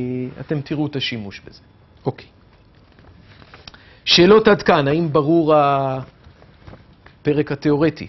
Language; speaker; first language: Hebrew; native; Hebrew